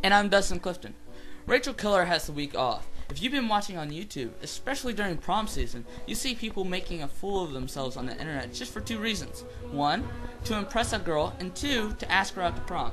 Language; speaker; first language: English; native; English